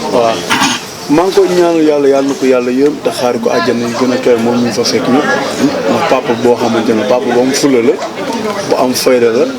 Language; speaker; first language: Wolof; native; Wolof